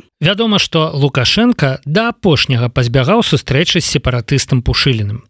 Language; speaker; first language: Belarusian; native; Belarusian